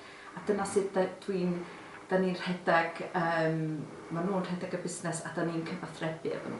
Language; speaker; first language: Welsh; non-native, local second language; English